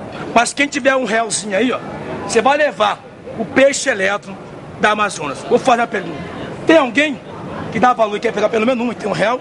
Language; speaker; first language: Portuguese; native; Portuguese